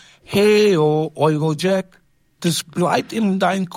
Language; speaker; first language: German; non-native, fluent; English